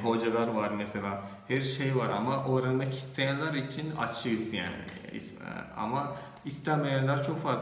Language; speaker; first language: Turkish; non-native, fluent; Malayalam